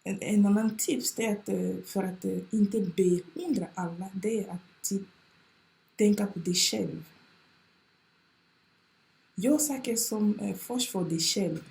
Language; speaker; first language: Swedish; non-native, fluent; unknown